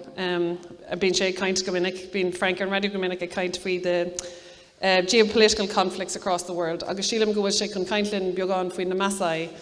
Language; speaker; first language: Irish; non-native, local second language; English